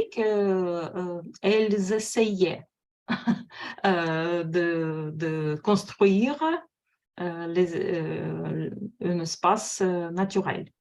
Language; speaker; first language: French; non-native, fluent; Russian